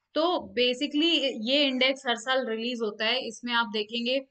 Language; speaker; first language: Hindi; native; Hindi